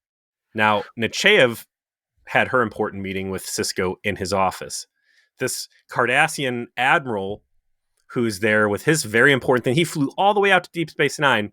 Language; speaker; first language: English; native; English